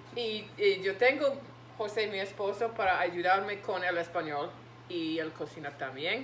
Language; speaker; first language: Spanish; non-native, learner; English